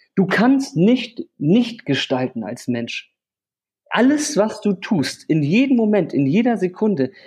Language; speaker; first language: German; native; German